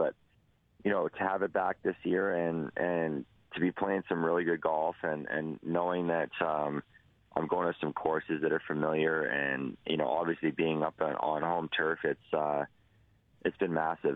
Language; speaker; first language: English; native; English